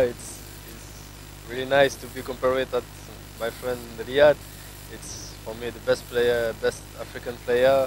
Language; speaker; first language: English; non-native, learner; French